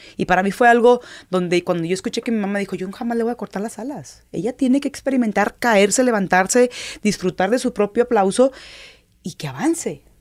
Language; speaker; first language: Spanish; native; Spanish